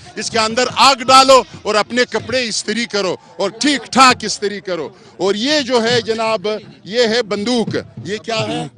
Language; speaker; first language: Urdu; non-native, local second language; Pashto